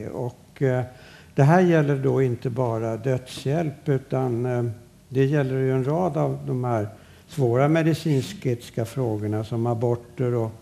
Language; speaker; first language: Swedish; native; Swedish